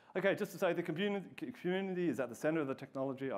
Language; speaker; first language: English; native; English